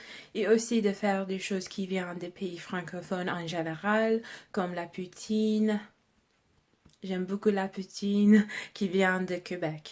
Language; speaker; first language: French; non-native, fluent; English